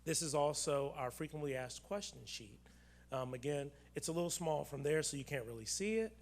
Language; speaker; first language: English; native; English